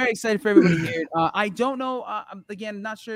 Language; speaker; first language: English; native; English